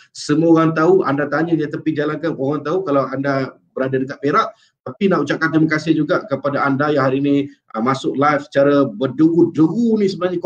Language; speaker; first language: Malay; native; Malay